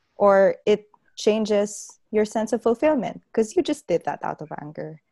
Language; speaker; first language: English; non-native, local second language; Hiligaynon